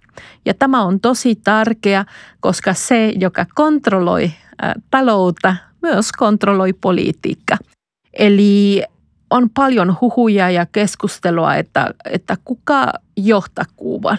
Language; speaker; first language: Finnish; non-native, fluent; Spanish